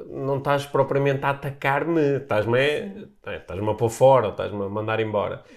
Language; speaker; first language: Portuguese; native; Portuguese